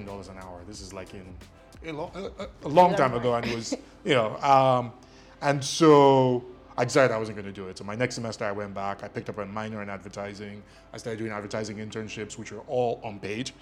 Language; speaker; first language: English; non-native, local second language; Yoruba